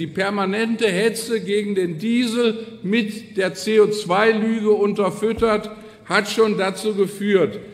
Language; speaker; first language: German; native; German